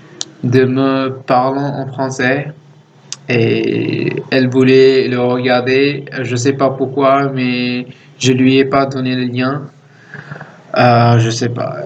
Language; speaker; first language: French; non-native, fluent; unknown